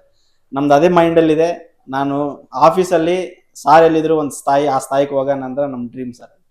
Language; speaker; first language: Kannada; non-native, local second language; Telugu